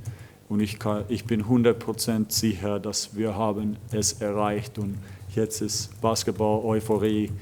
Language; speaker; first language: German; non-native, fluent; Finnish